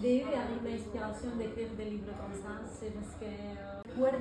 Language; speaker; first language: French; non-native, fluent; Spanish